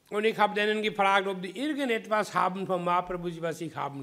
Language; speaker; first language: German; non-native, fluent; Hindi